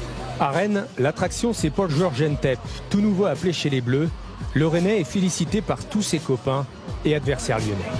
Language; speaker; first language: French; native; French